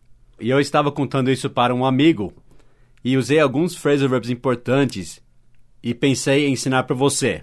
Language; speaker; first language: Portuguese; non-native, fluent; English